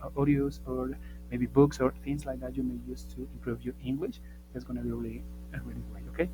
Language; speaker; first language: English; non-native, fluent; Spanish